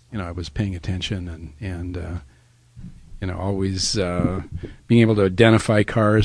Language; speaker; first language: English; native; English